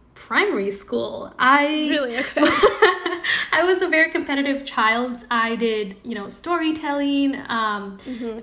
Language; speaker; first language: English; non-native, fluent; Indonesian